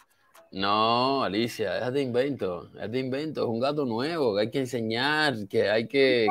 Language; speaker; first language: Spanish; native; Spanish